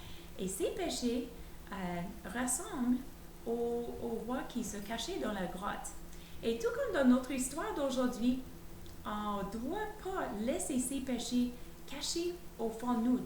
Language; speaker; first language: French; native; French